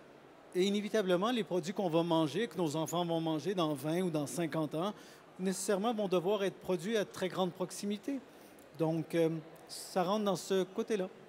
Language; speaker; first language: French; native; French